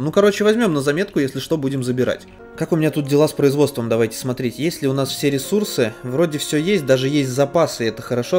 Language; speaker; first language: Russian; native; Russian